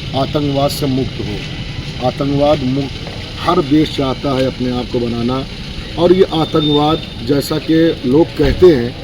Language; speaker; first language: Urdu; native; Urdu